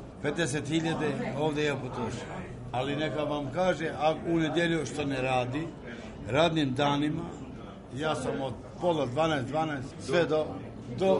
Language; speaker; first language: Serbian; non-native, local second language; Albanian